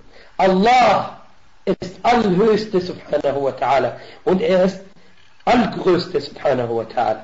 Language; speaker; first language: German; non-native, fluent; Arabic